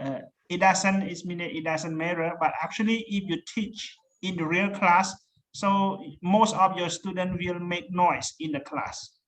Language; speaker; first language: English; non-native, fluent; Khmer